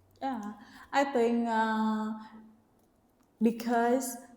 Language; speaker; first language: English; non-native, learner; Vietnamese